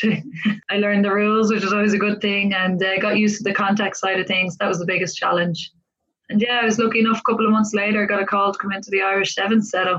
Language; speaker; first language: English; native; English